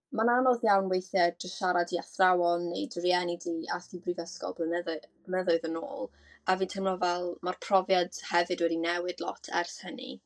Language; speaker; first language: Welsh; native; Welsh